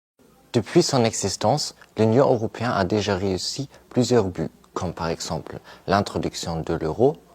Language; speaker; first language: French; non-native, fluent; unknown